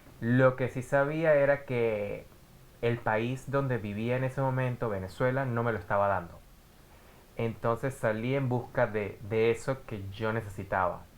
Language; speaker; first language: Spanish; native; Spanish